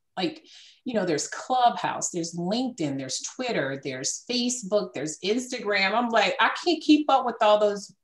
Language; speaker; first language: English; native; English